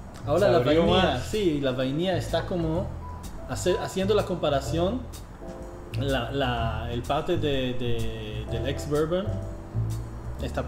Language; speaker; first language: Spanish; non-native, fluent; English